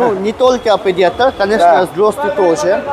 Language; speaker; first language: Russian; non-native, learner; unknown